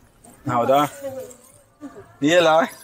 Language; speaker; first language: Chinese; non-native, learner; Rundi